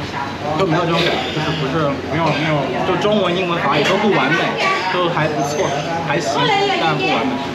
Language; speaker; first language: Chinese; early bilingual, heritage; Chinese